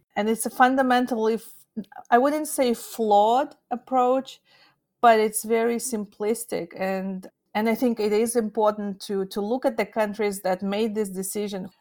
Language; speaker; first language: English; non-native, fluent; Russian